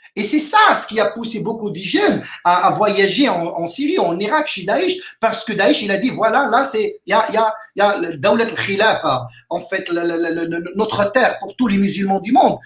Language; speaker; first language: French; non-native, local second language; Arabic